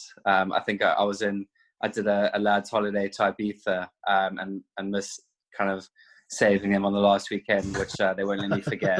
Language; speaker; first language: English; native; English